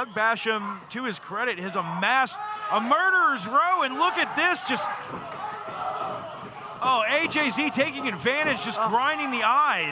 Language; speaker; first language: English; native; English